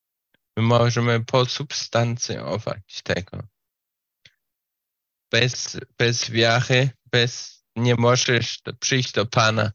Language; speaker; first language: Polish; non-native, learner; Slovak